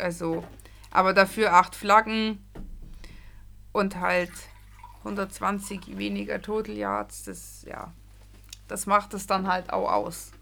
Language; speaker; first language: German; native; German